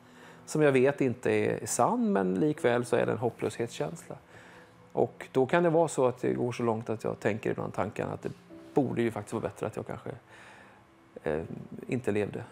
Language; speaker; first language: Swedish; native; Swedish